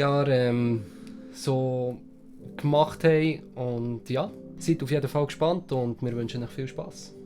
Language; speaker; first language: German; native; German